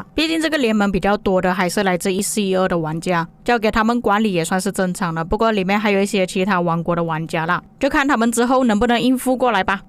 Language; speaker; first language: Chinese; native; Chinese